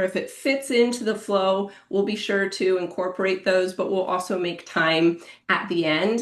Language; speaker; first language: English; native; English